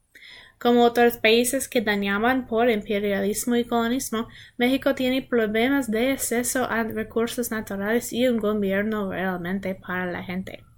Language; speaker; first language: Spanish; non-native, learner; English